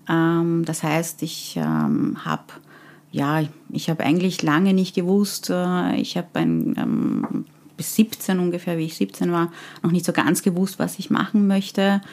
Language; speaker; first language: German; early bilingual, other home language; Persian